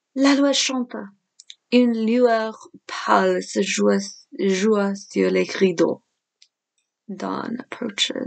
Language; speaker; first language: French; non-native, fluent; English